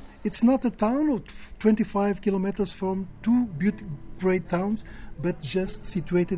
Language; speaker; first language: English; non-native, fluent; Portuguese